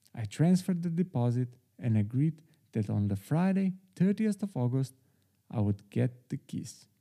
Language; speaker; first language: English; non-native, fluent; Slovenian